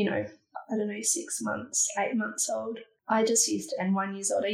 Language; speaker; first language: English; native; English